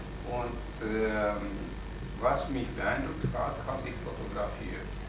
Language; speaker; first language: German; non-native, fluent; Romanian